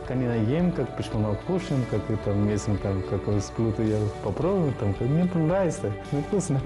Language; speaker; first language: Russian; non-native, learner; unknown